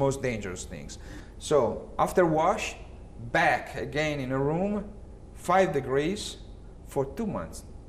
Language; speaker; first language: English; non-native, learner; Italian